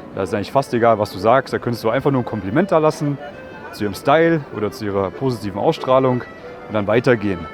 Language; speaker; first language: German; native; German